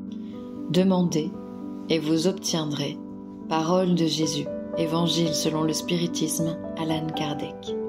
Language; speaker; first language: French; native; French